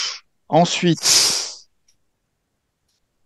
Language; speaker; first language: French; native; French